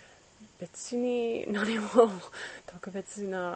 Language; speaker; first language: Japanese; non-native, learner; English